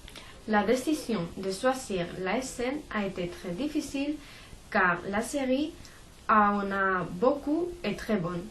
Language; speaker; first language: French; non-native, learner; Spanish